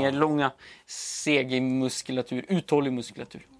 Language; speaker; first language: Swedish; native; Swedish